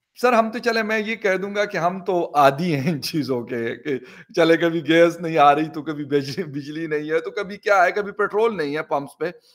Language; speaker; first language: Urdu; non-native, local second language; Pashto